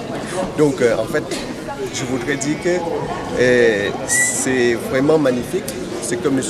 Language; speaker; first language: French; non-native, fluent; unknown